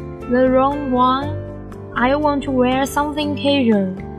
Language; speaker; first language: English; non-native, fluent; Chinese